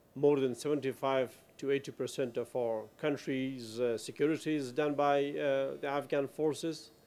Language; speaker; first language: English; non-native, fluent; Persian